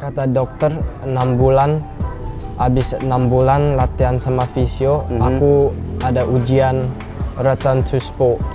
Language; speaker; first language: Indonesian; early bilingual, heritage; English